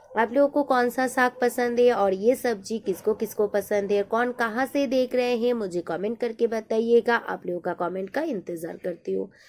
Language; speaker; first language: Hindi; non-native, local second language; Bangla